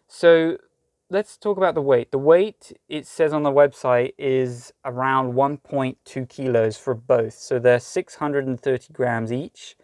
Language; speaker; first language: English; native; English